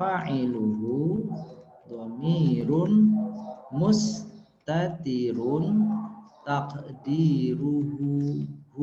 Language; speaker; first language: Arabic; non-native, fluent; Indonesian